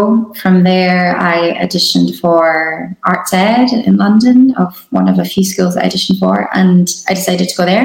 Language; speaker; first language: English; native; English